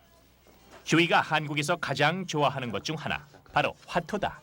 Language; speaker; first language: Korean; native; Korean